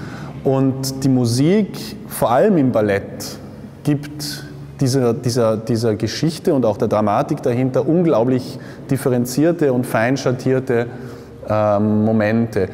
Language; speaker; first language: German; native; German